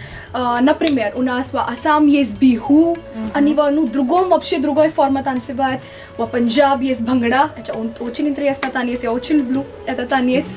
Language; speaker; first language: Russian; non-native, learner; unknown